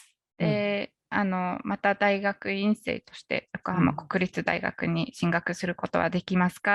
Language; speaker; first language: Japanese; non-native, fluent; Mongolian